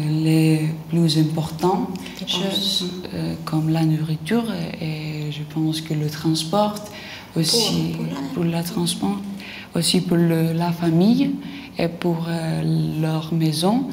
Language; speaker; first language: French; non-native, learner; Lithuanian